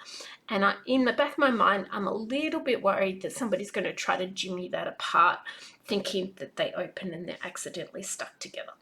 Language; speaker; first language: English; native; English